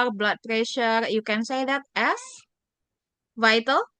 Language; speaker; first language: English; non-native, fluent; Indonesian